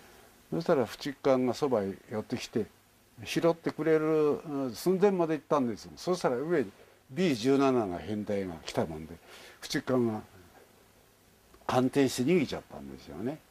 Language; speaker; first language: Japanese; native; Japanese